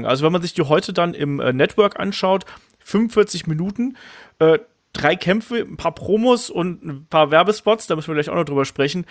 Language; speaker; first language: German; native; German